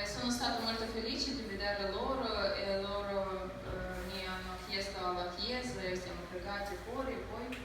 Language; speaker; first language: Italian; non-native, learner; Ukrainian